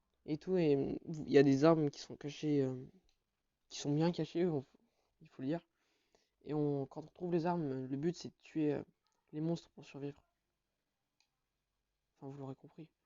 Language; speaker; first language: French; native; French